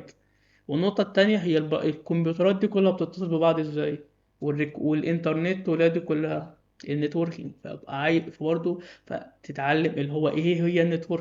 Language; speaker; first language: Arabic; native; Arabic